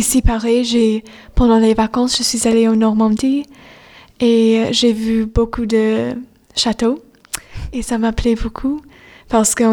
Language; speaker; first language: French; non-native, fluent; English